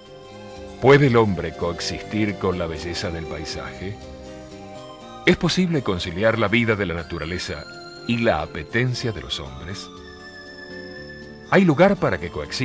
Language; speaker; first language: Spanish; native; Spanish